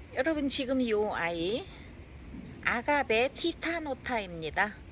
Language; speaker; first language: Korean; native; Korean